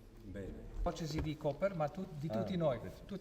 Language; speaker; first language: Italian; non-native, fluent; Slovenian